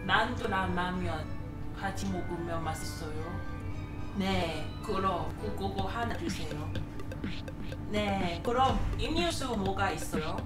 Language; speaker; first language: Korean; non-native, learner; Cantonese